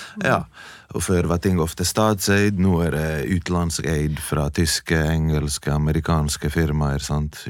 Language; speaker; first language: Norwegian; early bilingual, other home language; Bosnian